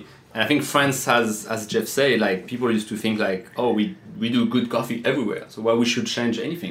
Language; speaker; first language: English; non-native, fluent; French